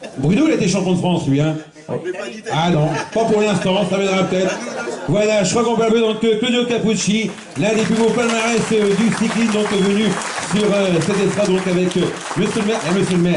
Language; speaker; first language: French; native; French